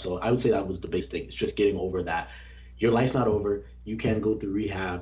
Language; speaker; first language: English; native; English